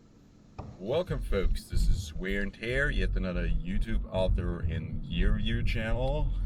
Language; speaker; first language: English; non-native, fluent; German